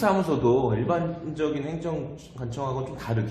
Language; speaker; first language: Korean; native; Korean